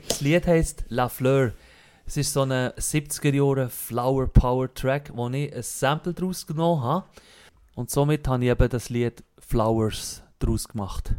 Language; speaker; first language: German; native; German